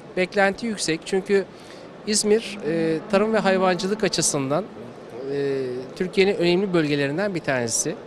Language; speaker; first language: Turkish; native; Turkish